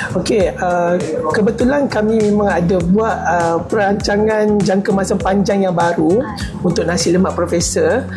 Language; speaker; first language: Malay; native; Malay